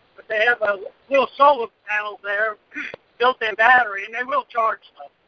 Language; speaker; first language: English; native; English